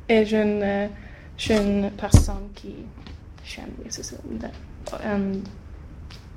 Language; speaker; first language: French; non-native, learner; Swedish